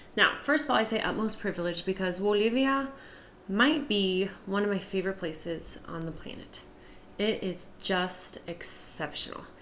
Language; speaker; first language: English; native; English